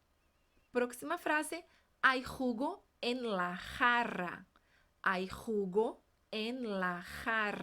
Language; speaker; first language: Spanish; non-native, fluent; Portuguese